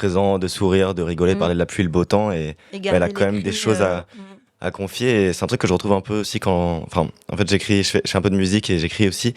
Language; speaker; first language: French; native; French